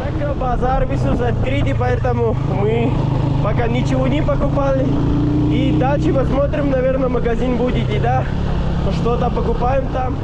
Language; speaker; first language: Russian; non-native, learner; Urdu